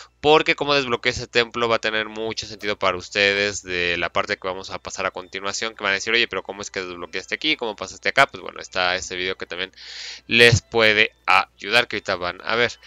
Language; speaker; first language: Spanish; native; Spanish